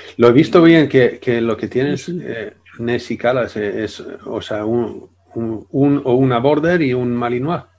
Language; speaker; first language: Spanish; non-native, fluent; Swedish